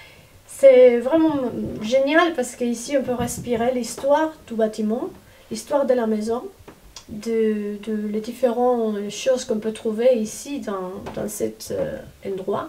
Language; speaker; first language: French; non-native, fluent; Spanish